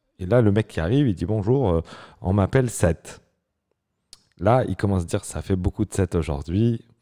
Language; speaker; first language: French; non-native, local second language; Arabic